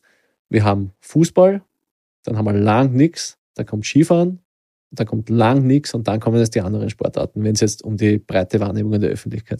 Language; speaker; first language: German; native; German